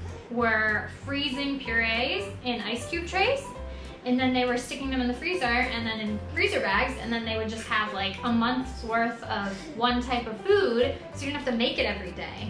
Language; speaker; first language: English; native; English